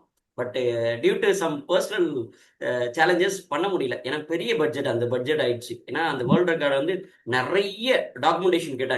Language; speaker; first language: Tamil; native; Tamil